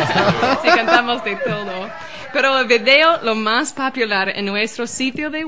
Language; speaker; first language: Spanish; non-native, learner; English